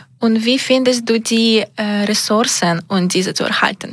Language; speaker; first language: German; non-native, learner; Ukrainian